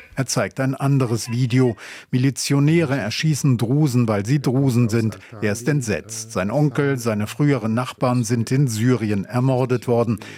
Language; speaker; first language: German; native; German